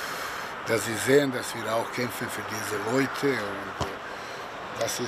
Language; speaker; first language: German; non-native, fluent; Serbian